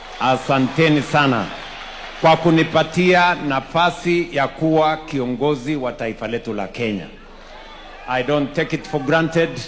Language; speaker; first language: Swahili; non-native, local second language; Kalenjin